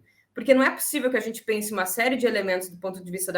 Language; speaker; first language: Portuguese; native; Portuguese